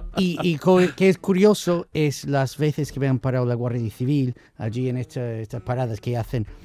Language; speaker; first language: Spanish; non-native, fluent; English